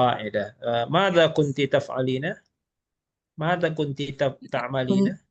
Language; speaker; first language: Arabic; non-native, fluent; Malay